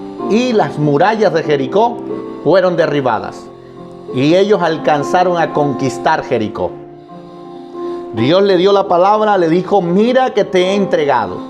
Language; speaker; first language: Spanish; native; Spanish